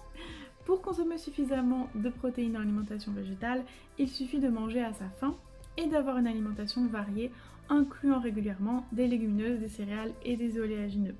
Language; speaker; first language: French; native; French